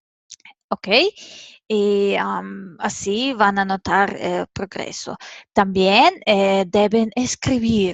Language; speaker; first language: Spanish; non-native, fluent; Serbian